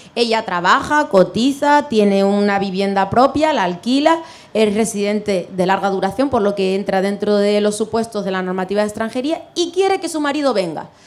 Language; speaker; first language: Spanish; non-native, fluent; Arabic